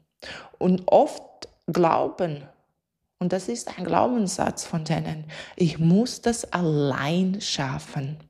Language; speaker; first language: German; non-native, fluent; Latvian